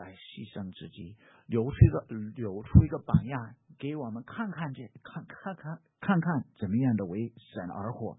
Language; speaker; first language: Chinese; non-native, fluent; English